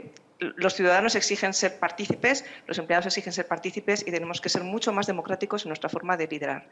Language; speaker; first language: Spanish; native; Spanish